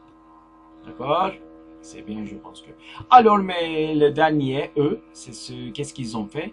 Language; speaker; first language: French; non-native, fluent; Turkish